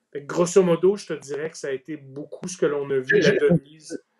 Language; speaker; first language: French; native; French